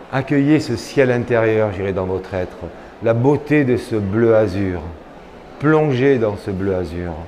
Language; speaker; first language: French; native; French